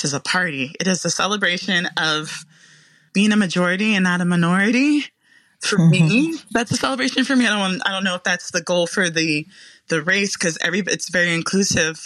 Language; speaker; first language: English; native; English